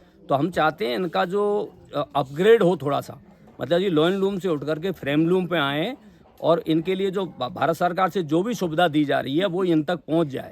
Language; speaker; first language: Hindi; native; Hindi